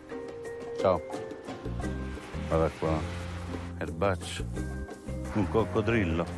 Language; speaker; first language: Italian; native; Italian